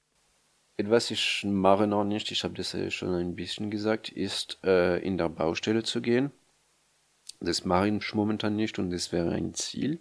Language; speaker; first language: German; non-native, fluent; French